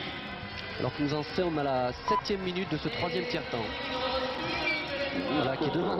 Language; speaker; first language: French; native; French